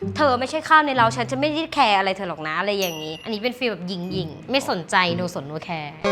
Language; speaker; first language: Thai; native; Thai